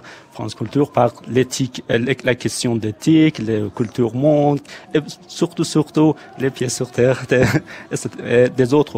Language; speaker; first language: French; non-native, fluent; Persian